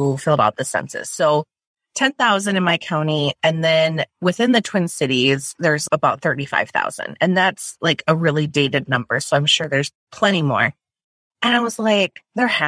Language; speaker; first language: English; native; English